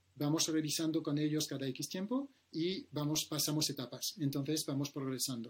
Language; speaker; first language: Spanish; non-native, fluent; French